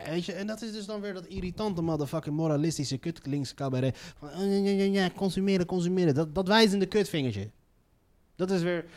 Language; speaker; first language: Dutch; native; Dutch